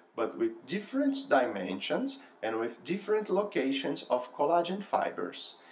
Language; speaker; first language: English; non-native, fluent; Portuguese